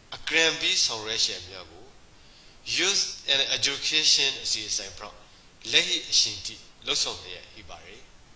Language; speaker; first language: Burmese; native; Burmese